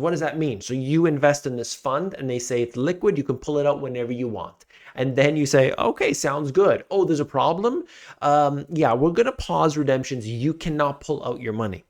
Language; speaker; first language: English; native; English